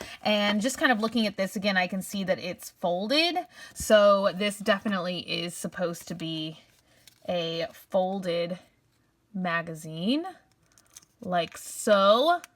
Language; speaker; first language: English; native; English